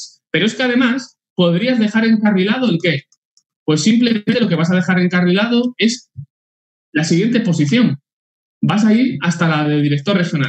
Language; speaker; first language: Spanish; native; Spanish